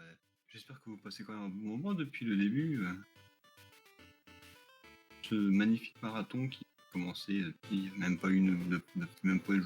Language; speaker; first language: French; native; French